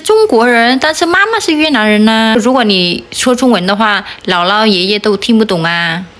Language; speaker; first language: Chinese; non-native, fluent; Vietnamese